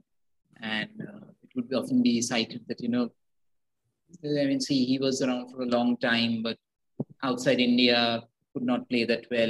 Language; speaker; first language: English; non-native, local second language; Bangla